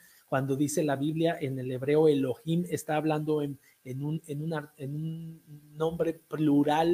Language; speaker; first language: Spanish; native; Spanish